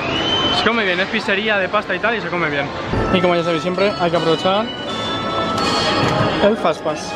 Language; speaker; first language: Spanish; native; Spanish